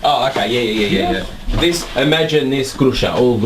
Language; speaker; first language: English; native; English